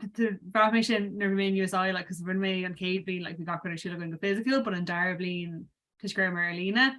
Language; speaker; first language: Irish; non-native, local second language; English